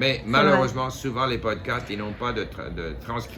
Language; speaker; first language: French; non-native, fluent; English